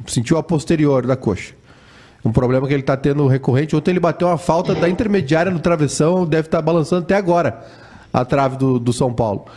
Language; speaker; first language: Portuguese; native; Portuguese